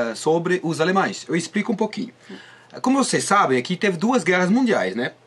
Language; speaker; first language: Portuguese; non-native, fluent; French